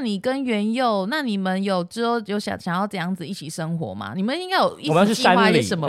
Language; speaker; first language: Chinese; native; Chinese